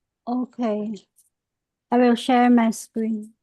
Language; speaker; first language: English; non-native, fluent; Chinese